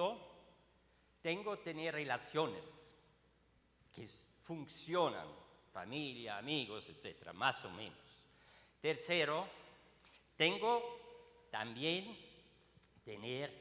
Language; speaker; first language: Spanish; non-native, learner; Swiss German